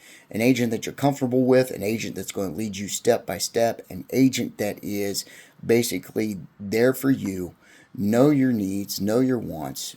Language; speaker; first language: English; native; English